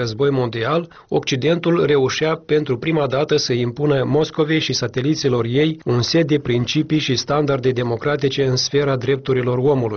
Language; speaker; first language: Romanian; native; Romanian